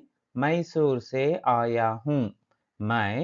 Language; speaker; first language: Hindi; non-native, local second language; Kannada